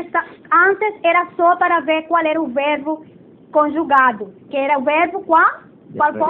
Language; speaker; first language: Portuguese; non-native, fluent; Spanish